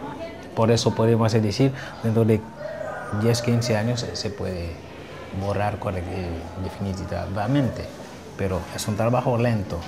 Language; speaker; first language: Spanish; non-native, fluent; Haitian Creole